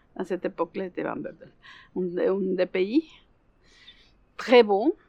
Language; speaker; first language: French; non-native, learner; Spanish